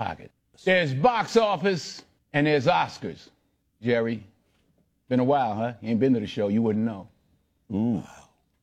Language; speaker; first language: English; native; English